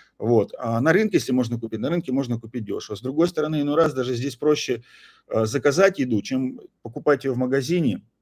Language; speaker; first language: Russian; native; Russian